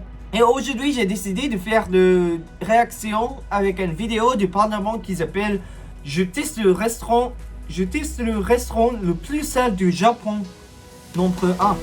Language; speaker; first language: French; non-native, learner; Japanese